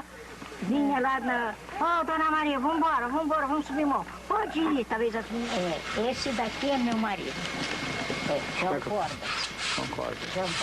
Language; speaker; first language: Portuguese; non-native, learner; Polish